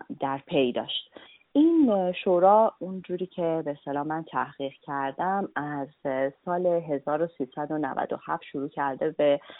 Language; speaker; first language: Persian; native; Persian